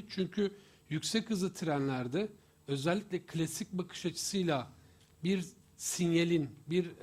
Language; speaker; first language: Turkish; native; Turkish